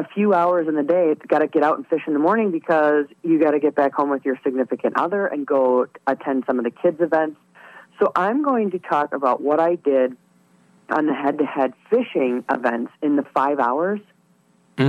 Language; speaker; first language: English; native; English